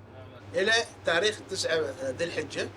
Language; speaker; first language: Arabic; native; Arabic